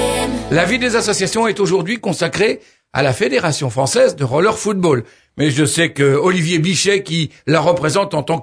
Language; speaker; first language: French; native; French